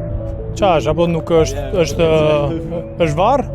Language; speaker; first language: Albanian; native; Albanian